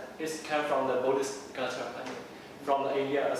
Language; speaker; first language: English; non-native, learner; Burmese